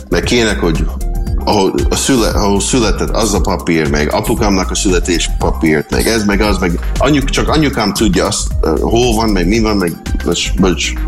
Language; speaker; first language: Hungarian; early bilingual, heritage; Hungarian